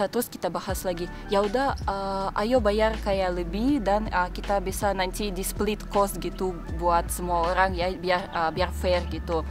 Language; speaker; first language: Indonesian; non-native, fluent; Russian